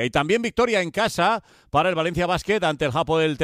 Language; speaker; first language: Spanish; native; Spanish